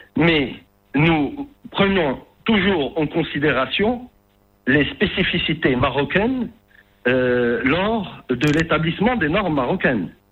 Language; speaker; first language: French; non-native, local second language; Arabic